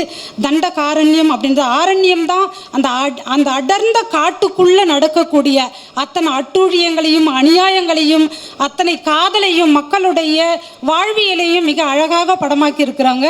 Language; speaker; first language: Tamil; native; Tamil